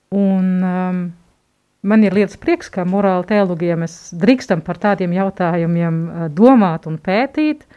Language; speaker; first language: Latvian; non-native, fluent; German